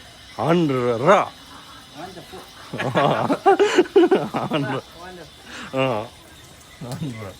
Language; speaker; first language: Chinese; non-native, learner; Nepali